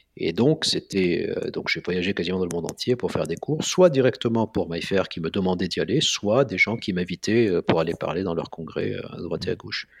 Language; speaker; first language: French; non-native, local second language; Arabic